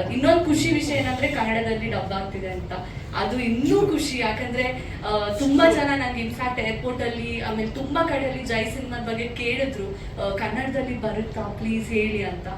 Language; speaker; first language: Kannada; non-native, local second language; Tulu